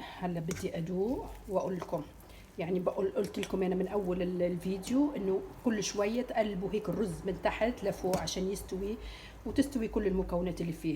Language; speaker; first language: Arabic; native; Arabic